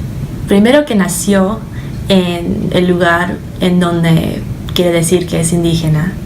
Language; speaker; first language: Spanish; early bilingual, heritage; Spanish